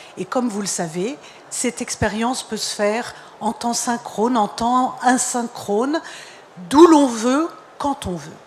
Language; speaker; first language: French; native; French